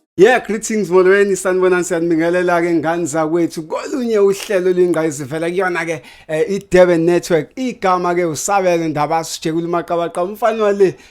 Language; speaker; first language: Zulu; native; Zulu